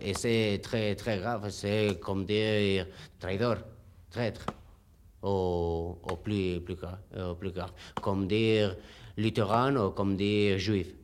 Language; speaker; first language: French; non-native, learner; Spanish